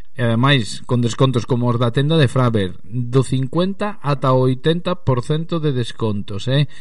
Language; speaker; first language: Galician; native; Galician